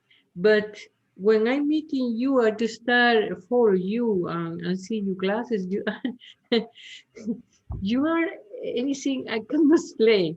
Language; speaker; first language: English; non-native, learner; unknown